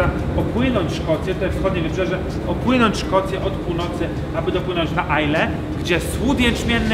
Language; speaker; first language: Polish; native; Polish